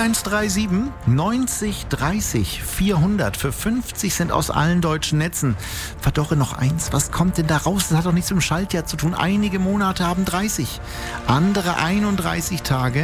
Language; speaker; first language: German; native; German